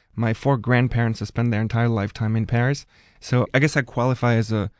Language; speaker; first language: English; non-native, fluent; French